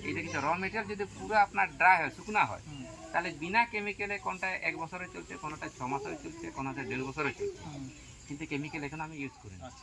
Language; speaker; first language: Bangla; non-native, local second language; Santali